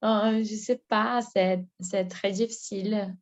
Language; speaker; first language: French; non-native, learner; Portuguese